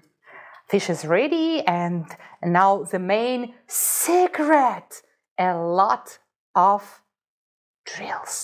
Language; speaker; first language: English; non-native, fluent; Russian